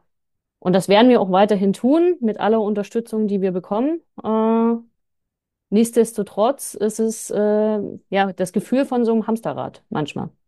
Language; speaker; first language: German; native; German